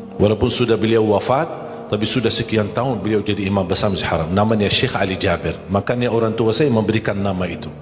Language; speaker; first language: Malay; non-native, fluent; Arabic